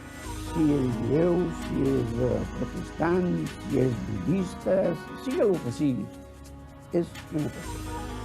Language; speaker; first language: Catalan; early bilingual, heritage; Catalan